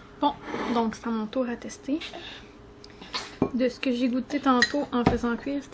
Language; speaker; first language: French; native; French